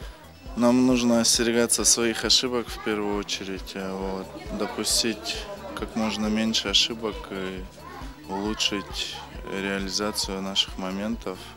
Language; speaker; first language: Russian; native; Russian